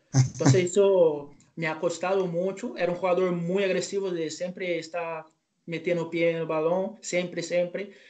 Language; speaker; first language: Spanish; non-native, fluent; Portuguese